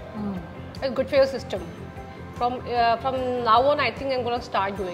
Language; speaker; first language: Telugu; non-native, learner; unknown